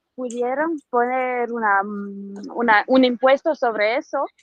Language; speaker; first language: Spanish; non-native, fluent; French